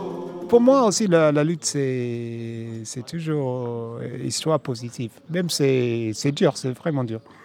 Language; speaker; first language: French; non-native, fluent; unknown